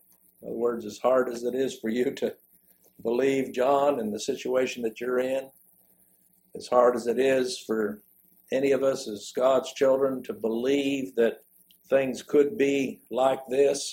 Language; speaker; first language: English; native; English